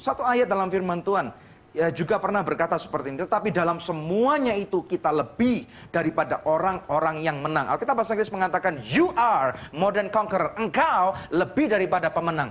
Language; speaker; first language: Indonesian; native; Indonesian